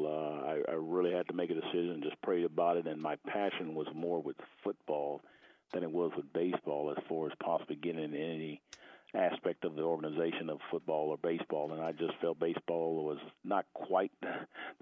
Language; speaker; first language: English; native; English